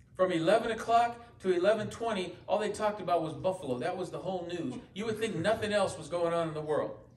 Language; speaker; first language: English; native; English